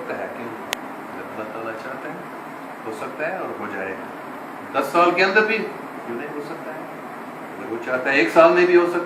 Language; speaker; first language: Hindi; non-native, local second language; English